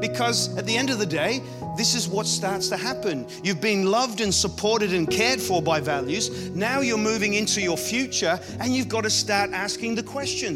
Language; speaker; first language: English; native; English